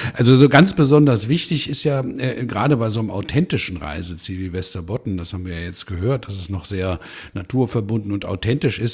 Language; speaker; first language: German; native; German